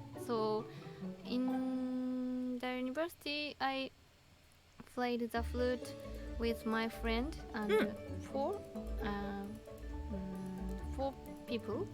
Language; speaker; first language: English; non-native, learner; Japanese